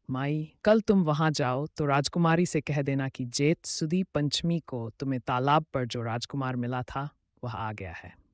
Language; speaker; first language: Hindi; native; Hindi